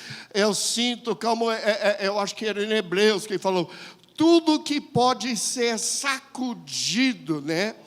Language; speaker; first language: Portuguese; non-native, fluent; English